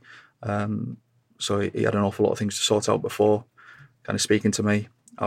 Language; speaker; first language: English; native; English